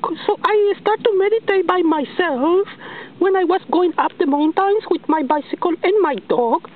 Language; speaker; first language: English; non-native, learner; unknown